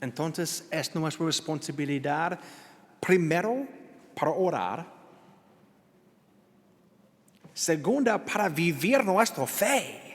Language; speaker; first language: Spanish; non-native, learner; English